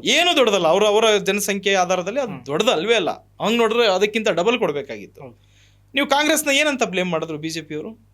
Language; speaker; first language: Kannada; native; Kannada